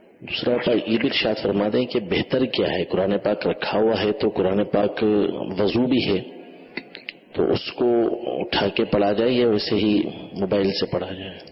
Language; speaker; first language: Urdu; native; Urdu